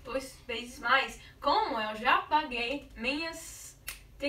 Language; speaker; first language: Portuguese; non-native, learner; English